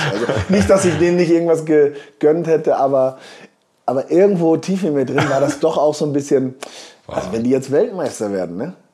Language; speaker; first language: German; native; German